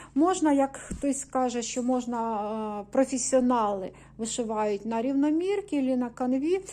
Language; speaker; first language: Ukrainian; non-native, local second language; Russian